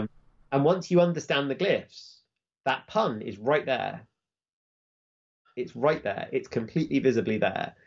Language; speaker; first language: English; native; English